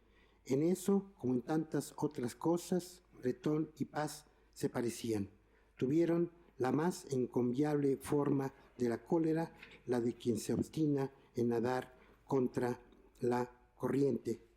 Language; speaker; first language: Spanish; native; Spanish